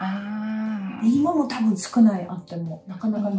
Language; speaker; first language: Japanese; non-native, fluent; Russian